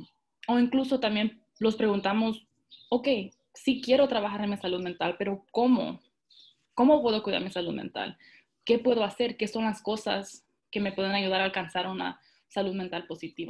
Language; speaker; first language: Spanish; early bilingual, heritage; Spanish